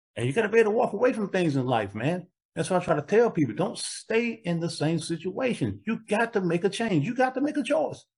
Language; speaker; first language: English; native; English